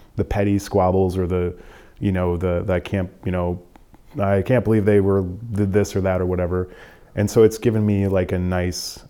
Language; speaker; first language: English; native; English